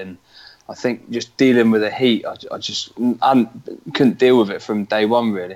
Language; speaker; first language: English; native; English